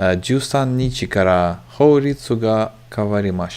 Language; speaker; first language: Japanese; non-native, learner; English